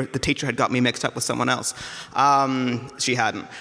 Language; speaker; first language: English; native; English